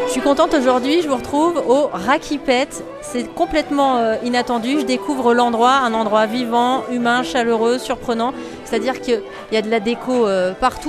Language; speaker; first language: French; native; French